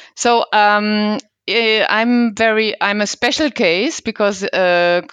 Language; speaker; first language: English; non-native, fluent; German